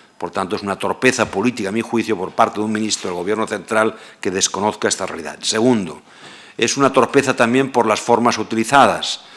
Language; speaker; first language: Spanish; non-native, local second language; Catalan